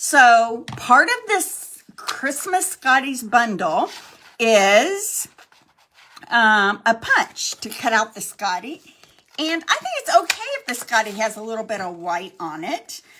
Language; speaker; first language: English; native; English